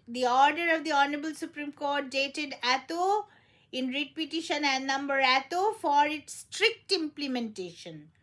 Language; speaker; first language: English; non-native, local second language; Bangla